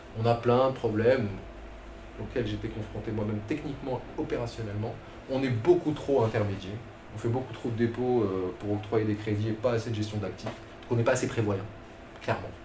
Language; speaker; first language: French; non-native, local second language; Arabic